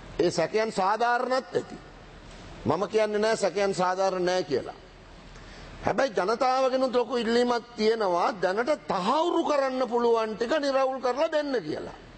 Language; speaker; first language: Sinhala; native; Sinhala